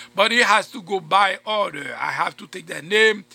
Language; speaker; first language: English; non-native, fluent; Haitian Creole